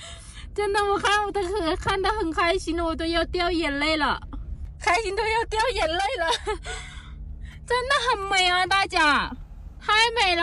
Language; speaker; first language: Chinese; non-native, fluent; Lao